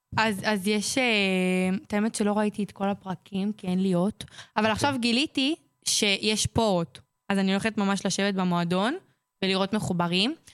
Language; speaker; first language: Hebrew; native; Hebrew